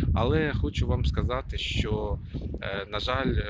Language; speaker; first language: Ukrainian; non-native, local second language; Russian